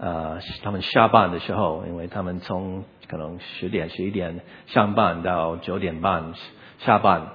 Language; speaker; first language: Chinese; non-native, learner; English